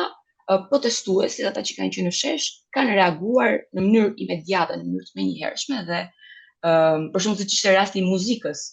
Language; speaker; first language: Albanian; native; Albanian